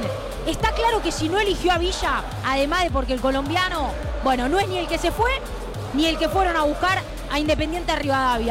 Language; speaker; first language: Spanish; native; Spanish